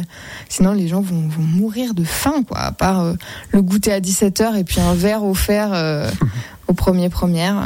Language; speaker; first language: French; native; French